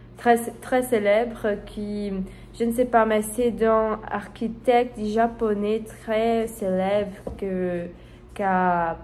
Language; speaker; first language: French; non-native, learner; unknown